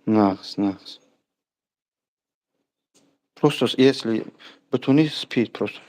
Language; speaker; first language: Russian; non-native, learner; Tajik